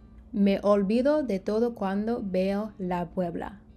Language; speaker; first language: Spanish; non-native, learner; English